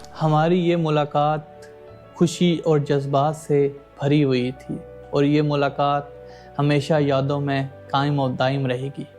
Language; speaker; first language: Urdu; native; Urdu